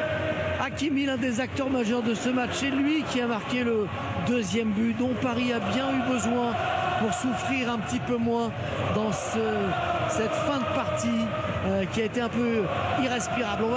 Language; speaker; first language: French; native; French